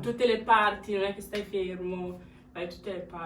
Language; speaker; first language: Italian; early bilingual, other home language; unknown